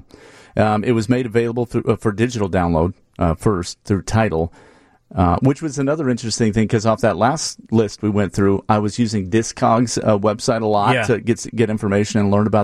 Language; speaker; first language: English; native; English